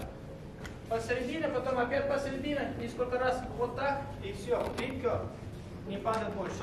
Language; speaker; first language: Russian; non-native, learner; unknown